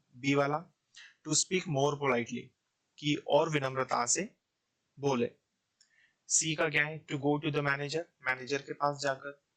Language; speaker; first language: Hindi; native; Hindi